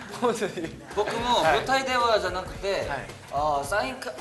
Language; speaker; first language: Japanese; non-native, learner; Korean